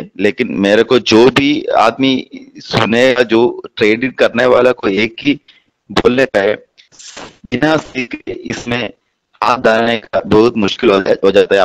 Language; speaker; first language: Hindi; non-native, local second language; Malayalam